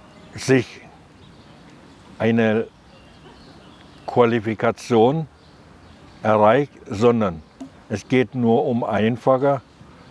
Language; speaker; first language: German; non-native, learner; Thai